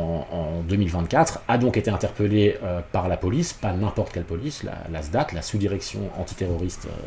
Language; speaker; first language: French; native; French